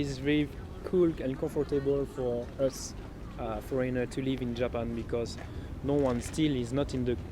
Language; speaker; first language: English; non-native, learner; French